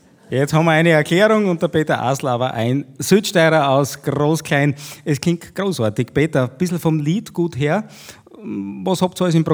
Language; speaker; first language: German; native; German